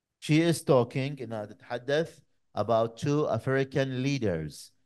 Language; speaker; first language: English; non-native, fluent; Arabic